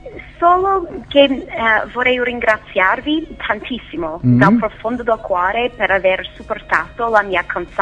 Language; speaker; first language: Italian; non-native, learner; English